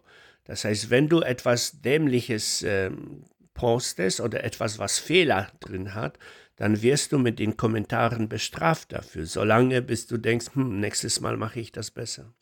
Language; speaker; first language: German; non-native, fluent; Polish